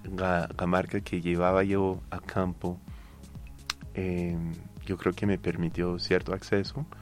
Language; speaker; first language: Spanish; non-native, fluent; English